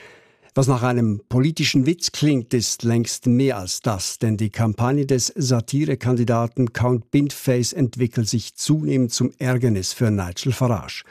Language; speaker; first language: German; native; German